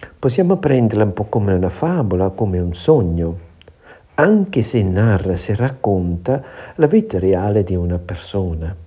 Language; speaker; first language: Italian; non-native, fluent; German